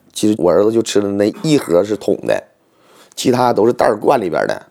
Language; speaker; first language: Chinese; native; Chinese